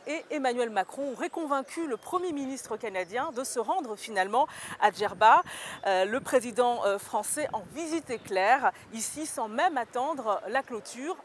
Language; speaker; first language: French; native; French